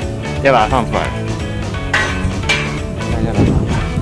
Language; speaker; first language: Chinese; native; Chinese